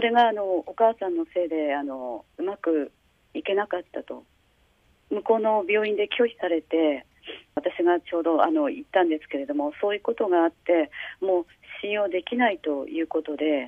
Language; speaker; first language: Japanese; native; Japanese